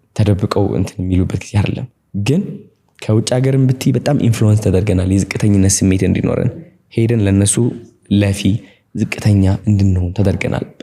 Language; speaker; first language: Amharic; non-native, local second language; Tigrinya